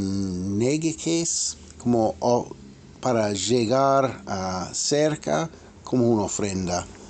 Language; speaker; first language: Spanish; non-native, fluent; English